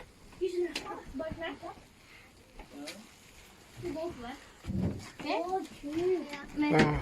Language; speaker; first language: Swedish; early bilingual, other home language; S'gaw Karen